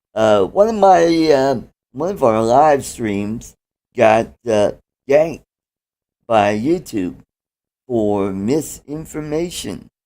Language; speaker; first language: English; native; English